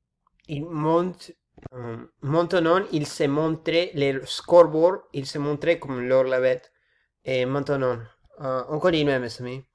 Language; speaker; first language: French; non-native, learner; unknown